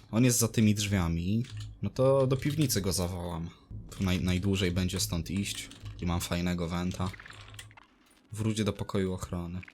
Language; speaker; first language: Polish; native; Polish